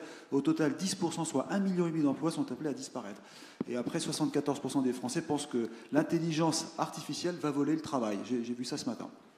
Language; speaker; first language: French; native; French